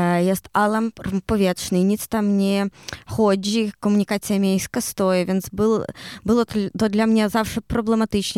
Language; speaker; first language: Polish; non-native, learner; Ukrainian